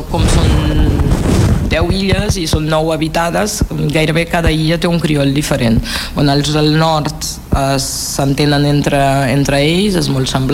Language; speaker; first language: Catalan; non-native, fluent; Kabuverdianu